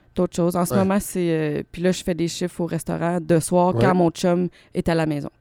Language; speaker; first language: French; native; French